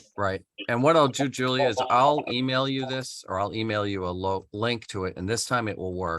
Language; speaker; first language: English; native; English